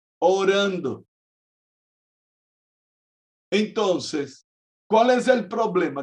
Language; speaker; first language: Spanish; non-native, fluent; Portuguese